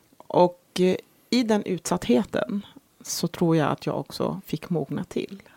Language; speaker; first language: Swedish; early bilingual, other home language; Arabic